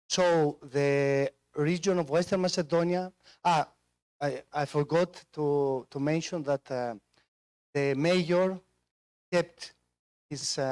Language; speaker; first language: English; non-native, fluent; Greek